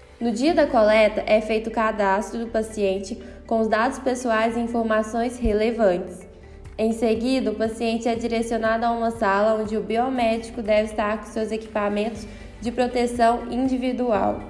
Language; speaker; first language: Portuguese; native; Portuguese